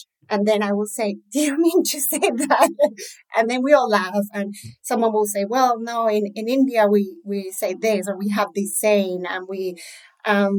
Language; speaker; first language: English; non-native, fluent; Spanish